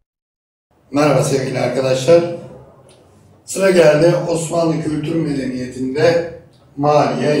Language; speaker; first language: Turkish; native; Turkish